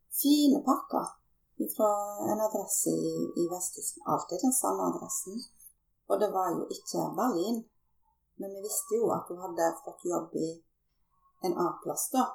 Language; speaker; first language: Norwegian; native; Norwegian